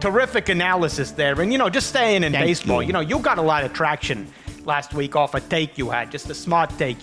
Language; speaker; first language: English; native; English